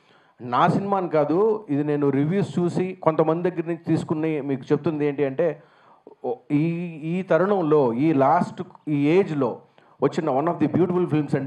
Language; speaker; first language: Telugu; native; Telugu